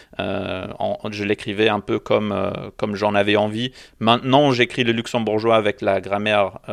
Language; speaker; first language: French; non-native, local second language; English